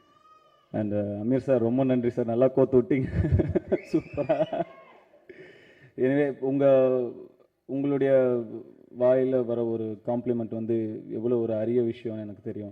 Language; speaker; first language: Tamil; native; Tamil